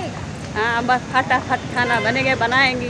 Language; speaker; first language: Hindi; native; Hindi